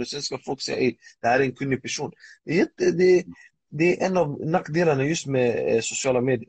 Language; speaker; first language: Swedish; early bilingual, other home language; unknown